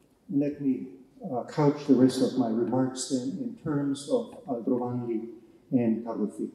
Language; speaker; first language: English; non-native, fluent; German